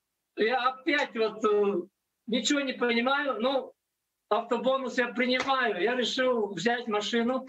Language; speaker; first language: Russian; non-native, local second language; Latvian